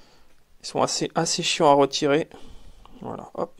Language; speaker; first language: French; native; French